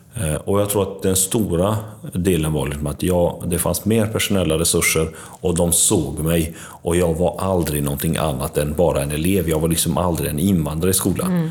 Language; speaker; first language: Swedish; early bilingual, other home language; Albanian